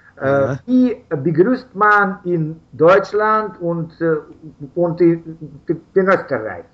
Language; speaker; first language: German; non-native, learner; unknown